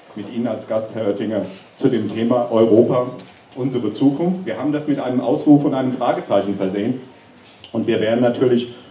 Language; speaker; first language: German; native; German